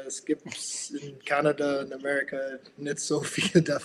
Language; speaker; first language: German; non-native, fluent; English